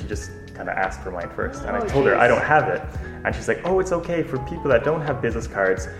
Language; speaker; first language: English; native; English